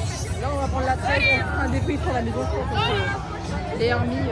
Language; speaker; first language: French; native; French